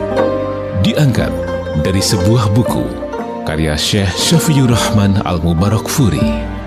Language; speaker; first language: Indonesian; native; Indonesian